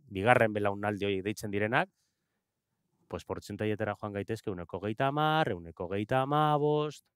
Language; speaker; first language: Basque; non-native, local second language; Spanish